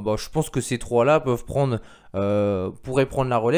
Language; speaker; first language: French; native; French